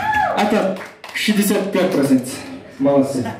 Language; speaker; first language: Russian; non-native, local second language; Kyrgyz